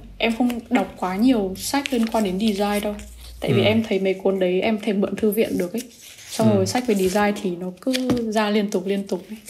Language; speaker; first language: Vietnamese; native; Vietnamese